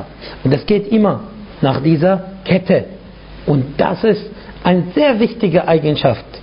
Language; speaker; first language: German; non-native, fluent; Arabic